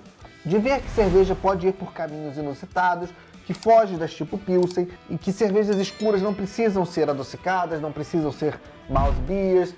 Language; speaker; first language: Portuguese; native; Portuguese